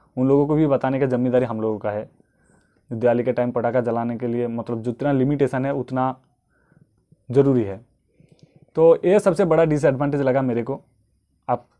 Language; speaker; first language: Hindi; non-native, local second language; Bangla